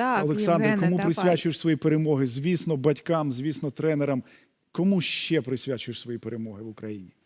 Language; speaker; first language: Ukrainian; native; Ukrainian